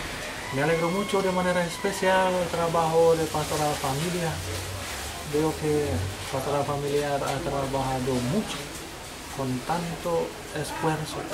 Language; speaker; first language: Spanish; non-native, learner; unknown